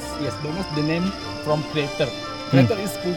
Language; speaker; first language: English; non-native, learner; Sundanese